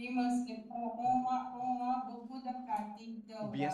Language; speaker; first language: French; non-native, learner; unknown